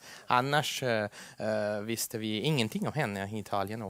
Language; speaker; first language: Swedish; non-native, fluent; Italian